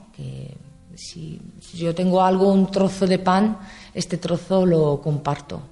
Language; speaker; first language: Spanish; non-native, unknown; Italian